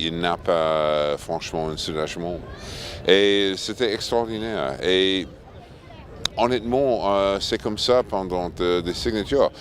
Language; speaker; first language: French; non-native, fluent; English